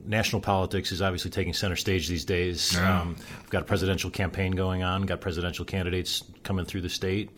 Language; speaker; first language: English; native; English